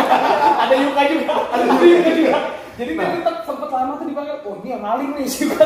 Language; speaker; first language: Indonesian; native; Indonesian